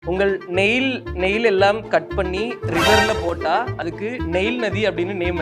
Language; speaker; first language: Tamil; native; Tamil